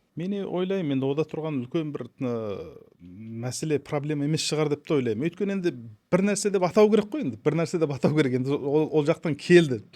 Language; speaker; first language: Kazakh; early bilingual, heritage; Kazakh